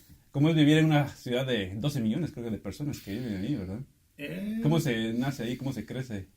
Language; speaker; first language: Spanish; native; Spanish